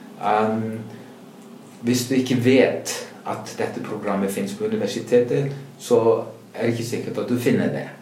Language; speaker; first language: Norwegian; non-native, fluent; Icelandic